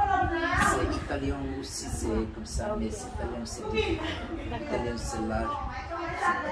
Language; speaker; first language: French; non-native, learner; Vietnamese